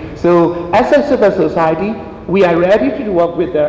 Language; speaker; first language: English; non-native, fluent; Burmese